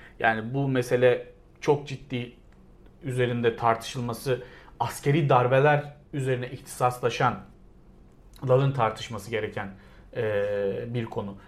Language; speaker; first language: Turkish; native; Turkish